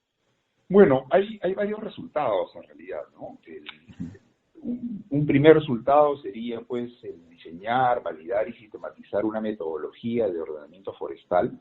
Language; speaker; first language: Spanish; native; Spanish